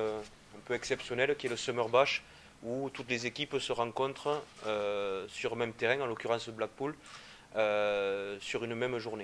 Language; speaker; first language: French; native; French